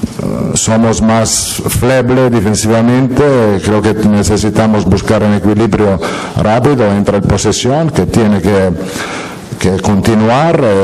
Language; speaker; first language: Spanish; non-native, fluent; Italian